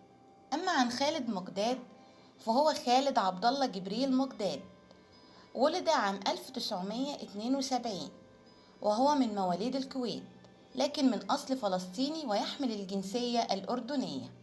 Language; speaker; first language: Arabic; native; Arabic